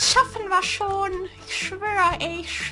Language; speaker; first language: German; native; German